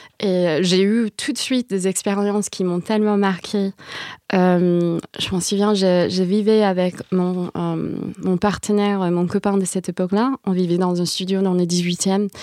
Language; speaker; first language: French; non-native, fluent; Vietnamese